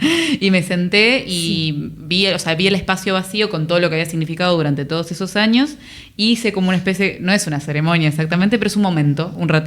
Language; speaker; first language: Spanish; native; Spanish